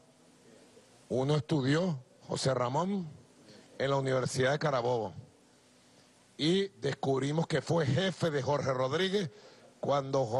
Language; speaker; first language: Spanish; native; Spanish